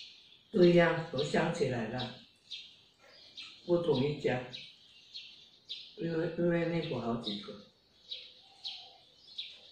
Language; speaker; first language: Chinese; non-native, local second language; Hakka Chinese